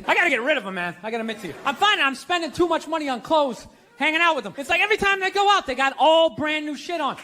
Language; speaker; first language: English; native; English